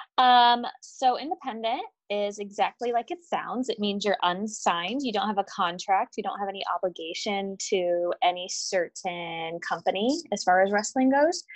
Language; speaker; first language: English; native; English